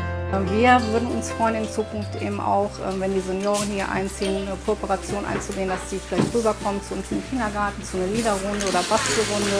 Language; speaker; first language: German; native; German